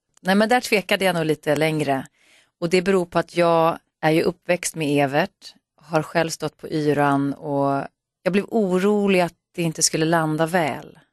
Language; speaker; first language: Swedish; native; Swedish